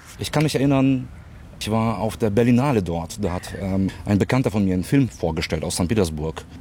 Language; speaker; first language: German; early bilingual, other home language; Russian